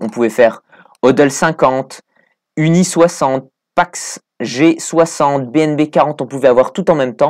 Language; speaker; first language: French; native; French